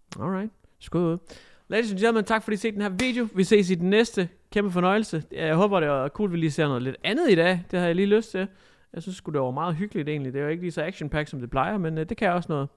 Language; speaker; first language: Danish; native; Danish